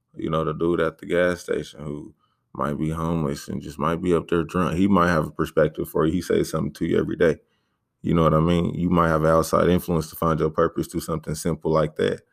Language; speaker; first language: English; native; English